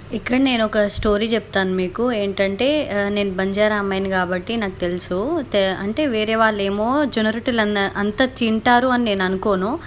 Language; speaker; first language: Telugu; non-native, local second language; Lambadi